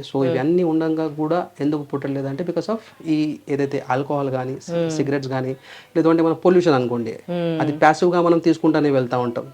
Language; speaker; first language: Telugu; native; Telugu